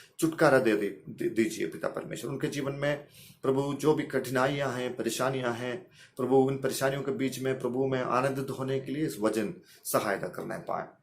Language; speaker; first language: Hindi; non-native, local second language; Malayalam